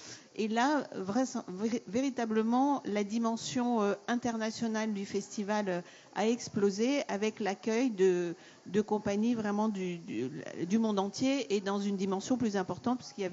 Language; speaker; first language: French; native; French